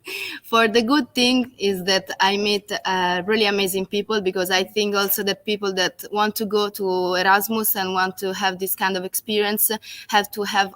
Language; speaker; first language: English; non-native, fluent; Italian